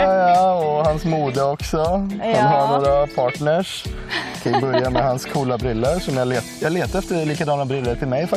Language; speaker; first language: Norwegian; native; Norwegian